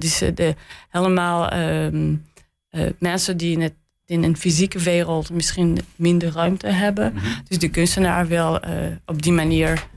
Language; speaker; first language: Dutch; non-native, learner; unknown